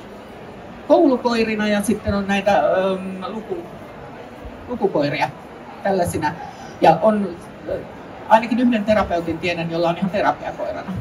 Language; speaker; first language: Finnish; native; Finnish